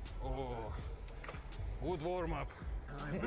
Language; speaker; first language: English; non-native, learner; Russian